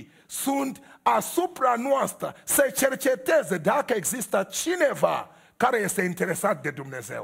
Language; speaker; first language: Romanian; non-native, learner; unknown